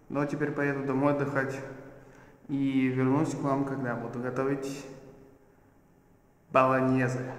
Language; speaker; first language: Russian; native; Russian